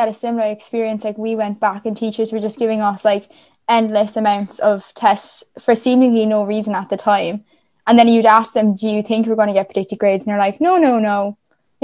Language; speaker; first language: English; native; English